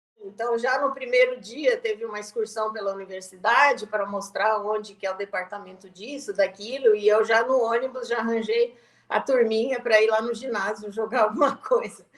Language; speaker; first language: Portuguese; native; Portuguese